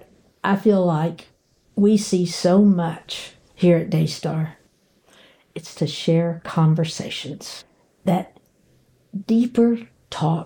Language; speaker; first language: English; native; English